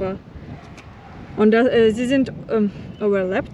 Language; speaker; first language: German; non-native, learner; Ukrainian